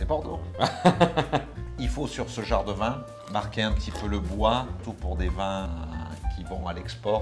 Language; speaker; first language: French; native; French